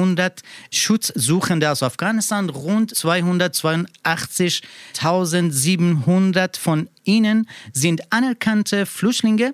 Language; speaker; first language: German; non-native, learner; Persian